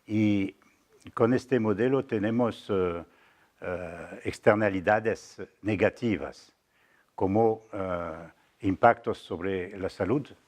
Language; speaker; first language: Spanish; non-native, fluent; French